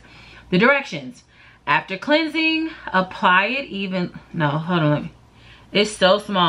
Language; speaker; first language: English; native; English